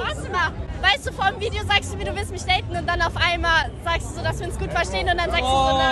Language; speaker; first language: German; native; German